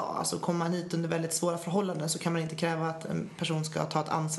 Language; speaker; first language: Swedish; native; Swedish